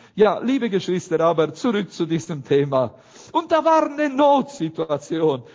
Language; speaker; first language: German; non-native, fluent; Romanian